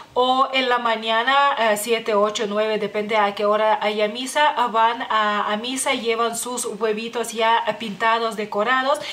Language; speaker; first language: Spanish; non-native, fluent; Lithuanian